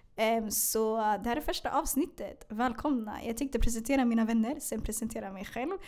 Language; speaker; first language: Swedish; early bilingual, other home language; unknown